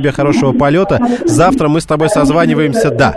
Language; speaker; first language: Russian; native; Russian